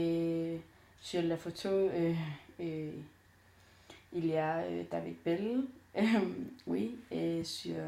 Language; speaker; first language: French; non-native, learner; Danish